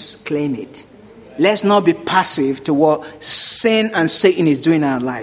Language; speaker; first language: English; non-native, local second language; Yoruba